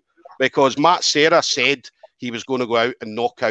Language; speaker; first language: English; native; English